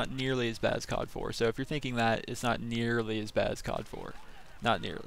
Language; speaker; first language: English; native; English